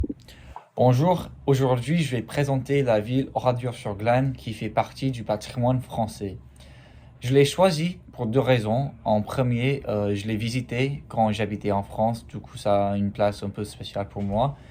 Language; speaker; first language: French; non-native, fluent; English